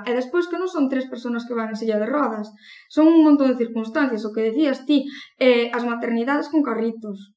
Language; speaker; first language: Galician; non-native, local second language; Spanish